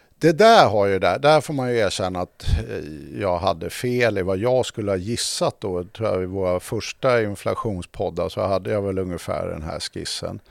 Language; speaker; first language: Swedish; native; Swedish